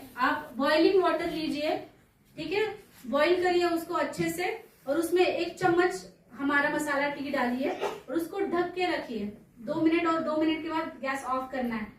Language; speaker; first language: Hindi; non-native, local second language; Marathi